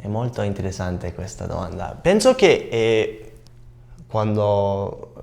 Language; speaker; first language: Italian; non-native, learner; English